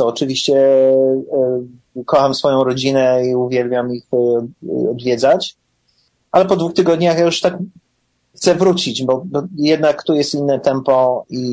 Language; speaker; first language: Polish; early bilingual, heritage; English